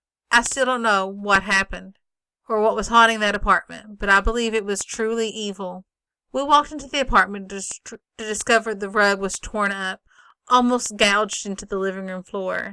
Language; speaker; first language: English; native; English